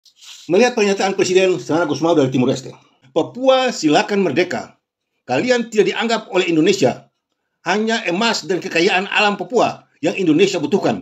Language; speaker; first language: Indonesian; native; Indonesian